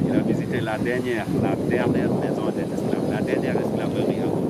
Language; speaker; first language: French; non-native, local second language; Wolof